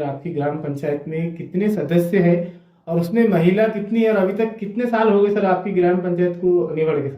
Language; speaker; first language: Hindi; non-native, local second language; Marathi